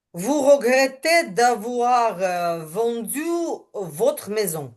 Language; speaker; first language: French; non-native, learner; Ukrainian